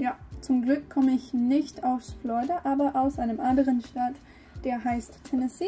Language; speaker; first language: German; non-native, learner; English